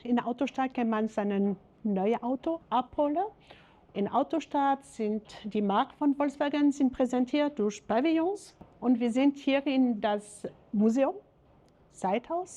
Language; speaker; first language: German; non-native, fluent; French